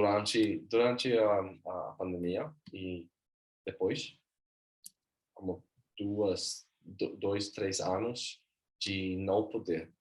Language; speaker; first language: Portuguese; non-native, learner; Swedish